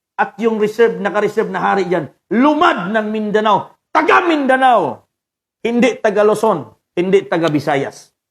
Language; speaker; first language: Filipino; non-native, local second language; Cebuano